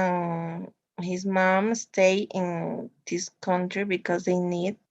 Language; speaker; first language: English; non-native, learner; Spanish